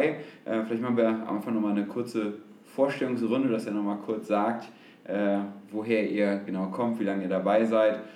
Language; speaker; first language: German; native; German